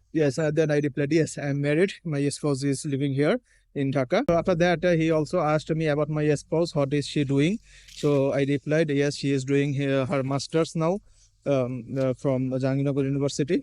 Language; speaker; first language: English; non-native, local second language; Bangla